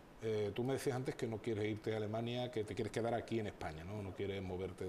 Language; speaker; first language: Spanish; native; Spanish